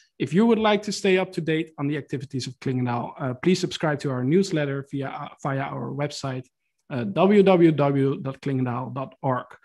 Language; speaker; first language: English; non-native, fluent; Dutch